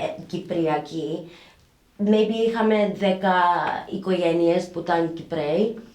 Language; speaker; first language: Greek; early bilingual, heritage; English